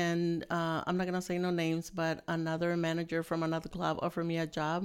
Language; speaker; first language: English; non-native, fluent; Spanish